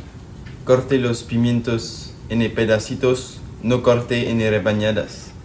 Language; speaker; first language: Spanish; non-native, learner; English